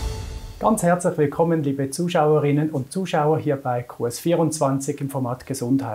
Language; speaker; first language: German; native; German